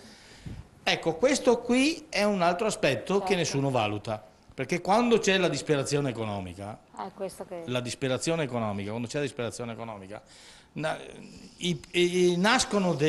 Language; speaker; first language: Italian; native; Italian